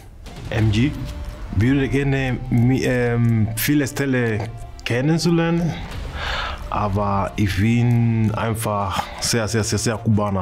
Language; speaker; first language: German; non-native, learner; Spanish